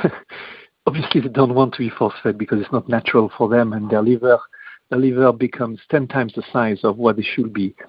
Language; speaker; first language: English; non-native, fluent; French